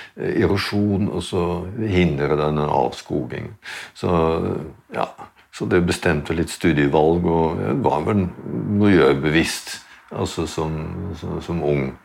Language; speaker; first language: Norwegian; non-native, fluent; Dutch